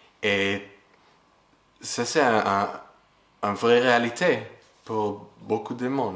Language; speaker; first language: French; non-native, fluent; English